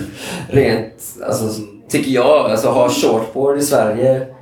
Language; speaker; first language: Swedish; native; Swedish